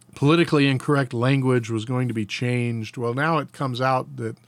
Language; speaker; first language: English; native; English